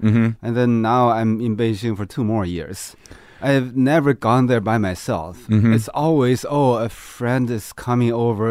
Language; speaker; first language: English; non-native, fluent; Chinese